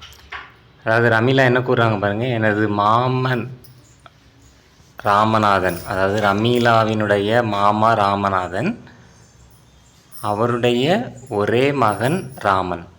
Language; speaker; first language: Tamil; native; Tamil